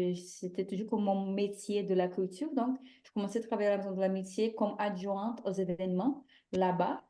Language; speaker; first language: French; non-native, fluent; Portuguese